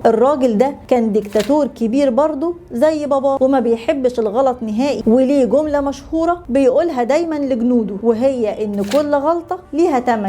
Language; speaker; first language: Arabic; native; Arabic